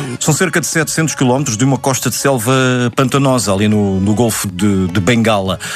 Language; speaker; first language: Portuguese; native; Portuguese